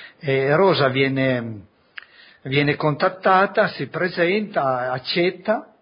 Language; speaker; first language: Italian; native; Italian